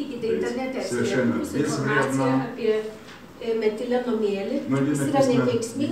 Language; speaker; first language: Lithuanian; native; Lithuanian